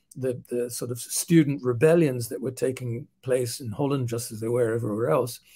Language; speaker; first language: English; non-native, fluent; Dutch